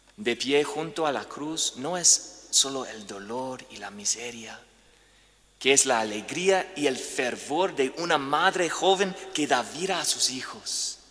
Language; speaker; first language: Spanish; non-native, fluent; English